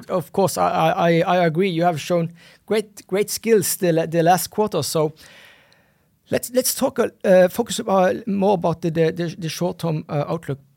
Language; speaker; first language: English; non-native, fluent; Norwegian